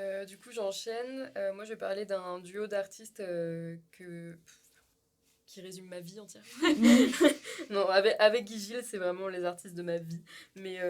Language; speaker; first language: French; native; French